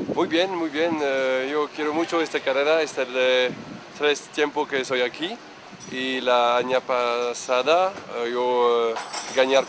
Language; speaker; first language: Spanish; non-native, learner; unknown